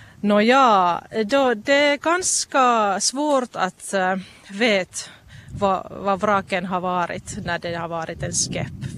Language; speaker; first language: Swedish; non-native, local second language; Finnish